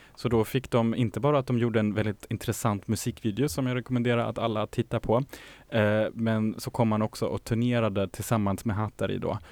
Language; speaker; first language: Swedish; non-native, fluent; German